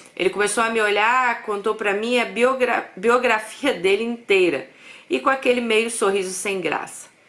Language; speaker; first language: Portuguese; native; Portuguese